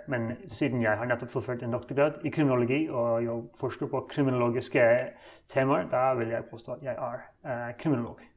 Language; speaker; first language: Norwegian; non-native, fluent; English